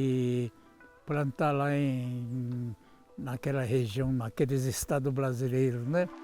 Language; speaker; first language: Portuguese; non-native, local second language; Japanese